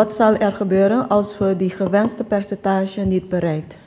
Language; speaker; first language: Dutch; non-native, local second language; Papiamento